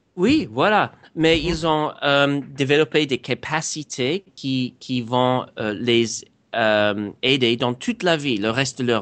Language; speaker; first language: French; non-native, fluent; English